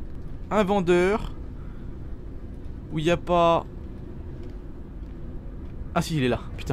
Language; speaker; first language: French; native; French